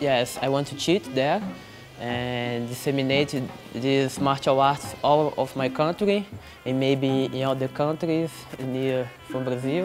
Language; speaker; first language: English; non-native, learner; Portuguese